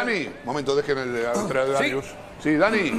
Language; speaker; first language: Spanish; native; Spanish